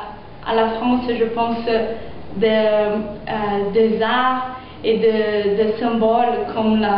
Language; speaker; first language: French; non-native, fluent; Portuguese